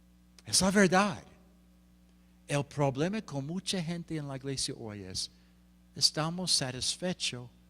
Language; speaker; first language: Spanish; non-native, fluent; English